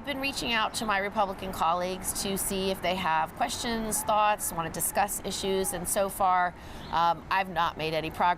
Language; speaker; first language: English; native; English